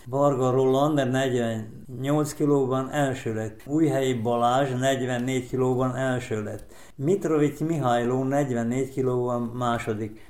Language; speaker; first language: Hungarian; native; Hungarian